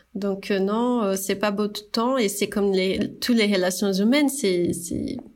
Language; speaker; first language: French; non-native, fluent; Portuguese